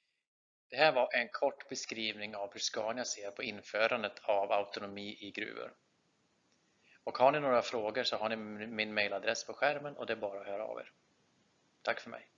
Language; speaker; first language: Swedish; native; Swedish